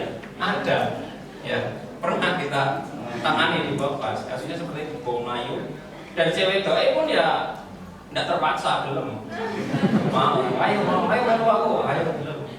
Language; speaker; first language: Indonesian; native; Indonesian